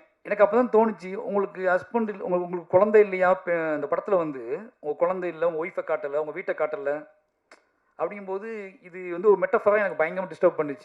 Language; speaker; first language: Tamil; native; Tamil